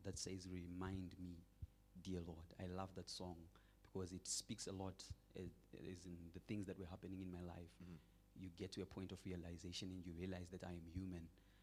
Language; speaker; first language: English; non-native, local second language; Shona